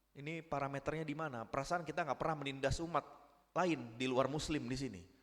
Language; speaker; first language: Indonesian; native; Indonesian